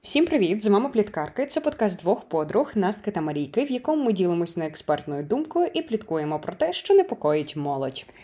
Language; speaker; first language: Ukrainian; native; Ukrainian